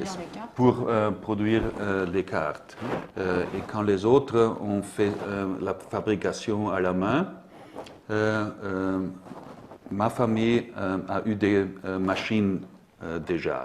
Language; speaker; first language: French; non-native, learner; German